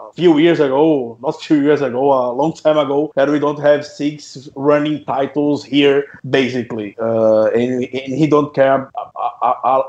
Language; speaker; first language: English; non-native, fluent; Portuguese